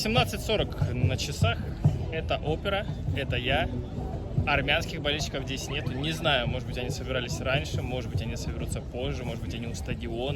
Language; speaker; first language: Russian; native; Russian